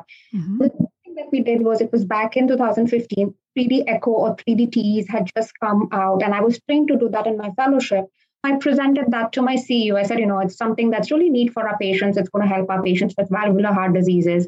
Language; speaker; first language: English; non-native, local second language; Konkani